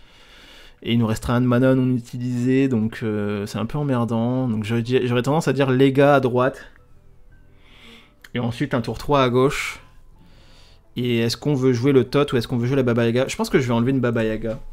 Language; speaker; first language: French; native; French